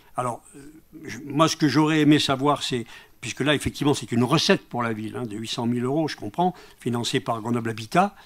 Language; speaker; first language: French; native; French